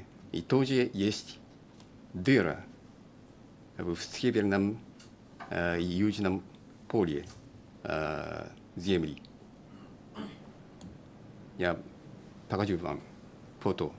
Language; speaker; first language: Russian; non-native, learner; Japanese